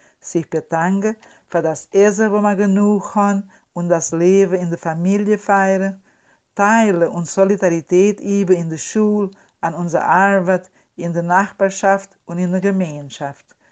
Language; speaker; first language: German; non-native, learner; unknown